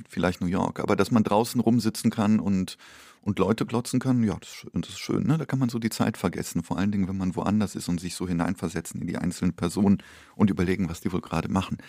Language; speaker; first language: German; early bilingual, other home language; Polish